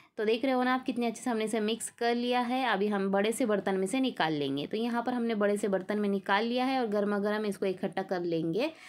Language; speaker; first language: Hindi; native; Hindi